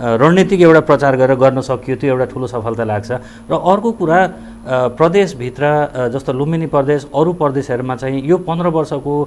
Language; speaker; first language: Nepali; native; Nepali